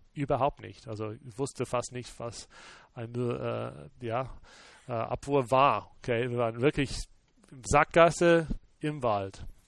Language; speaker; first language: German; non-native, fluent; English